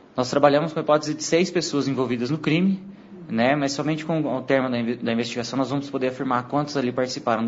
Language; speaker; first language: Portuguese; native; Portuguese